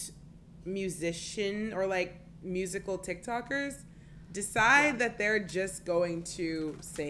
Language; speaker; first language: English; native; English